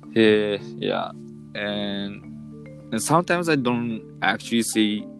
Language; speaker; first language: English; non-native, fluent; Japanese